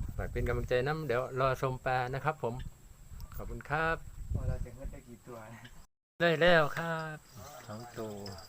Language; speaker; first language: Thai; native; Thai